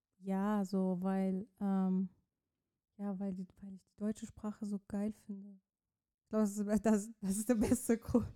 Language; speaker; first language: German; non-native, fluent; Persian